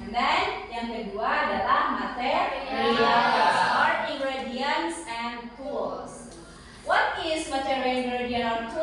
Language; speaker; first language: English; non-native, learner; Indonesian